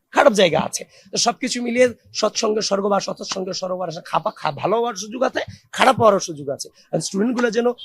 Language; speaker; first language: Bangla; native; Bangla